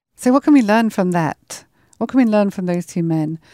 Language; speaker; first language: English; native; English